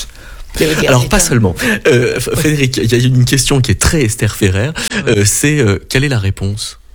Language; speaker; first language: French; native; French